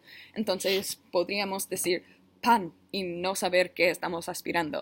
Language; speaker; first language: Spanish; non-native, learner; English